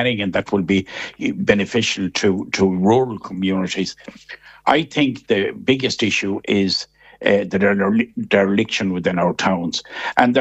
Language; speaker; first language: English; native; English